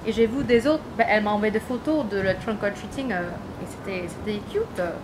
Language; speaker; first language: French; non-native, fluent; English